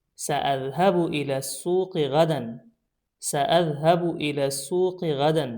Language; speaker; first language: Arabic; non-native, fluent; Urdu